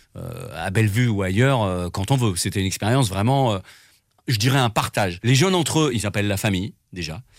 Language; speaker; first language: French; native; French